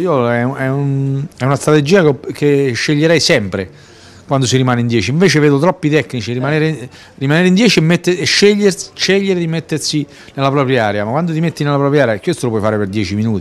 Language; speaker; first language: Italian; native; Italian